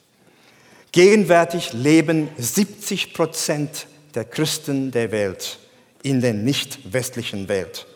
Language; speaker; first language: German; non-native, fluent; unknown